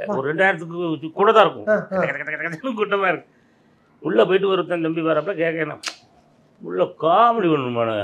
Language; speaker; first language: Tamil; native; Tamil